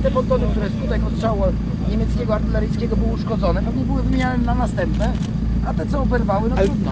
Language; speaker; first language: Polish; native; Polish